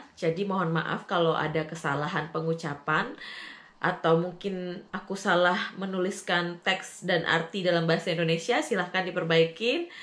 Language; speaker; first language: Indonesian; native; Indonesian